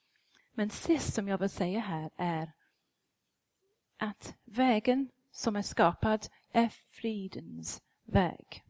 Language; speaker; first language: Swedish; non-native, fluent; English